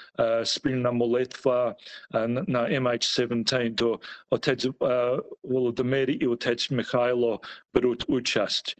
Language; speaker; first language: Ukrainian; early bilingual, heritage; Ukrainian